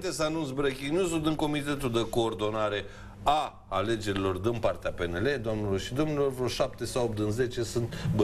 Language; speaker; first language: Romanian; native; Romanian